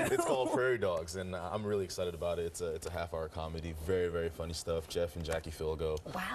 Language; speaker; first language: English; non-native, local second language; Yoruba